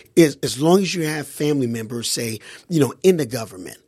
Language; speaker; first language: English; early bilingual, other home language; Haitian Creole